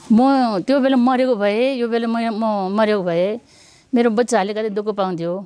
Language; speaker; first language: Nepali; non-native, local second language; Eastern Tamang